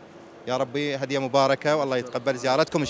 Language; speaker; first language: Arabic; native; Arabic